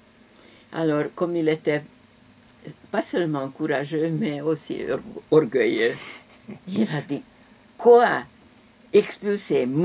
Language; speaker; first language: French; non-native, fluent; Hungarian